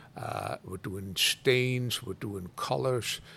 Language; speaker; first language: English; non-native, fluent; Swiss German